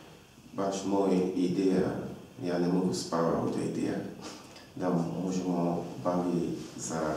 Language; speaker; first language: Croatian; non-native, learner; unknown